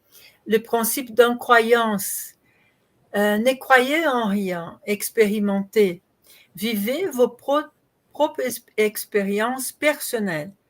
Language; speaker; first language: French; non-native, learner; Portuguese